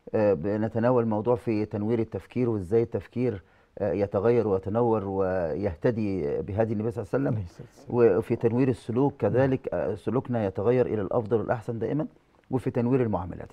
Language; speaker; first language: Arabic; native; Arabic